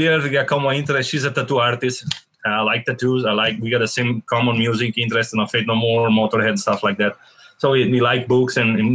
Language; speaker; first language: English; non-native, fluent; Italian